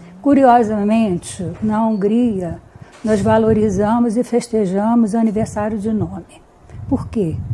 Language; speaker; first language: Portuguese; early bilingual, other home language; Hungarian